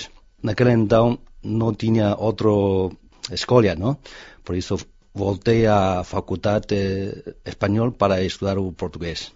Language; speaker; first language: Portuguese; non-native, fluent; Chinese